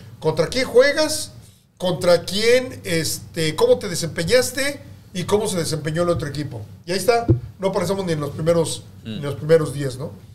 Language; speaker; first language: Spanish; native; Spanish